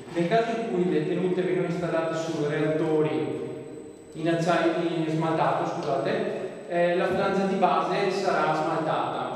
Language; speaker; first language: Italian; native; Italian